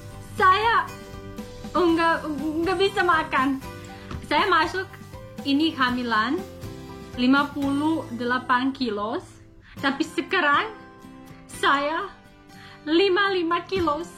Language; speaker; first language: Indonesian; non-native, learner; English